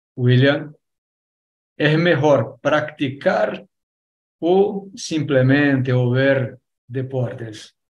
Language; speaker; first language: Spanish; native; Spanish